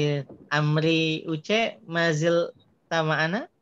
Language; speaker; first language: Arabic; non-native, fluent; Indonesian